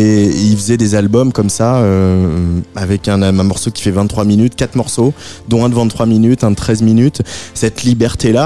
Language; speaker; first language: French; native; French